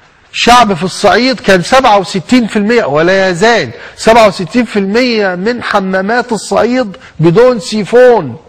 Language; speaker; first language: Arabic; native; Arabic